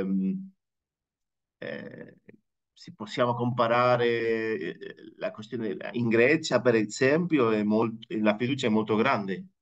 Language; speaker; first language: Italian; non-native, fluent; Spanish